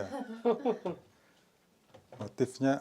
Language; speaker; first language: Indonesian; non-native, local second language; Balinese